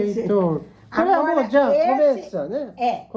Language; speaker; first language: Portuguese; non-native, learner; Japanese